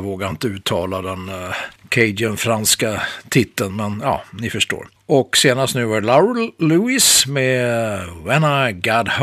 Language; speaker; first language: Swedish; native; Swedish